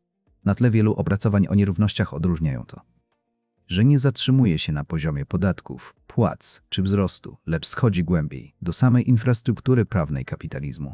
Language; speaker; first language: Polish; native; Polish